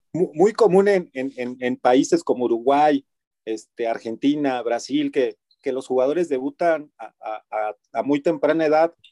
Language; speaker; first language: Spanish; native; Spanish